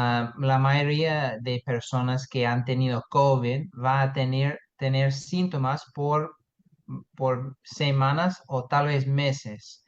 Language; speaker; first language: Spanish; non-native, fluent; English